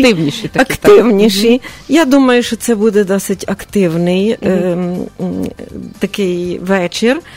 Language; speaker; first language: Ukrainian; early bilingual, heritage; Ukrainian